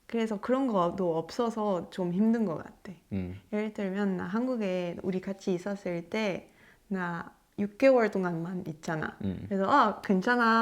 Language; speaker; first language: Korean; non-native, learner; French